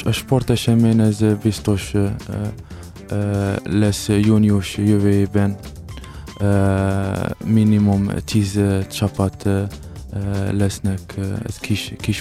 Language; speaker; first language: Hungarian; non-native, learner; Arabic